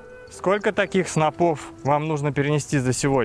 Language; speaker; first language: Russian; native; Russian